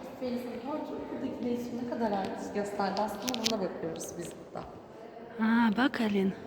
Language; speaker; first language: Turkish; non-native, learner; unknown